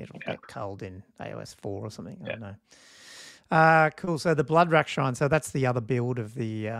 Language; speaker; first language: English; native; English